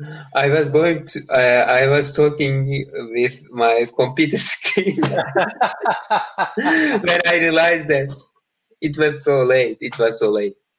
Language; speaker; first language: English; non-native, learner; Turkish